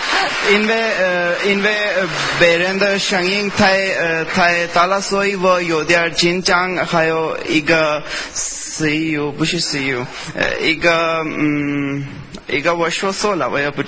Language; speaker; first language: Chinese; non-native, learner; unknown